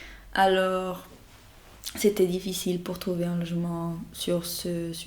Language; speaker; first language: French; non-native, fluent; Spanish